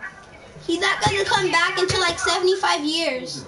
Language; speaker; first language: English; native; English